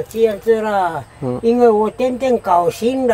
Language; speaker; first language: Chinese; non-native, local second language; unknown